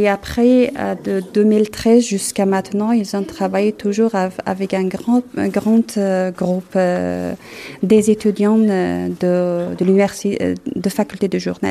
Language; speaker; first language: French; non-native, fluent; Persian